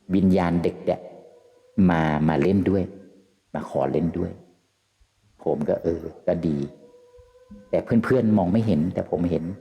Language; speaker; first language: Thai; native; Thai